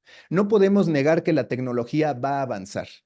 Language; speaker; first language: Spanish; native; Spanish